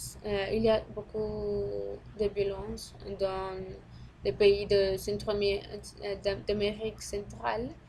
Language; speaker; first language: French; non-native, learner; Spanish